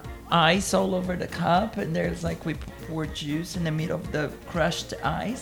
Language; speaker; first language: English; non-native, fluent; Portuguese